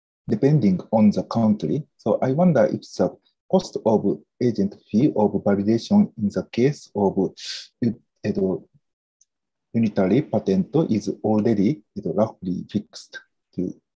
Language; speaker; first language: English; non-native, fluent; Japanese